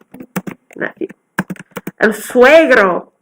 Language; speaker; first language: Spanish; non-native, fluent; English